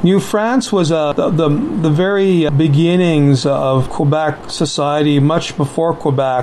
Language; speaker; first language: English; native; English